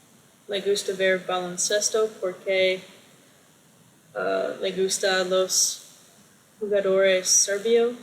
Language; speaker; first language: Spanish; non-native, learner; English